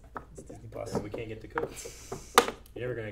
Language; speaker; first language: English; native; English